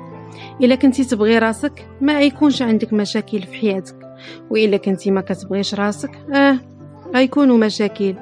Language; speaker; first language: Arabic; native; Arabic